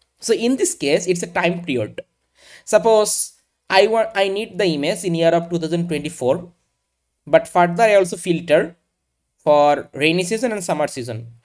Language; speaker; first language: English; non-native, local second language; Bangla